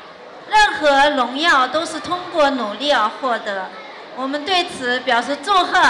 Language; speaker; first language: Chinese; native; Chinese